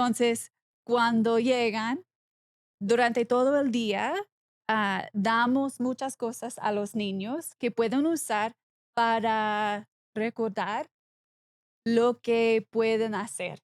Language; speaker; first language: Spanish; non-native, learner; English